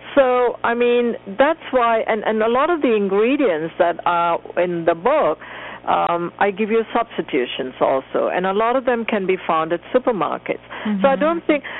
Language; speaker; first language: English; non-native, local second language; Tamil